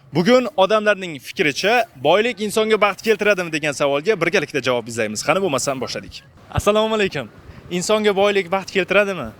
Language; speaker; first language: Uzbek; native; Uzbek